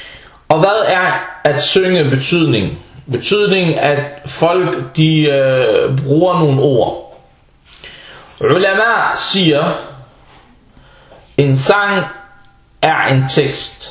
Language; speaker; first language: Danish; early bilingual, other home language; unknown